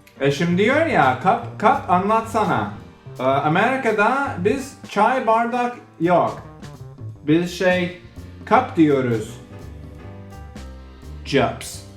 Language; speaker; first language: Turkish; non-native, learner; English